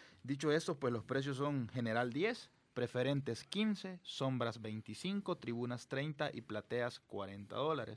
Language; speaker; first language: Spanish; native; Spanish